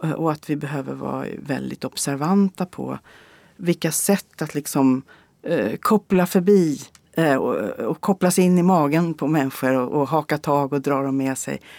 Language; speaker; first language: Swedish; native; Swedish